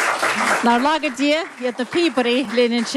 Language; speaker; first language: Irish; native; Irish